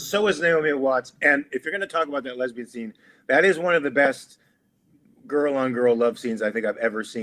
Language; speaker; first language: English; native; English